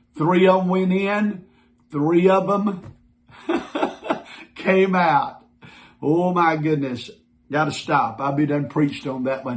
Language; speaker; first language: English; native; English